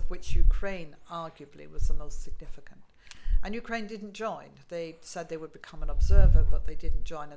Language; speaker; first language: English; native; English